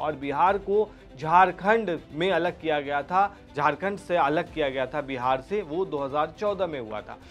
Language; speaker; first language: Hindi; native; Hindi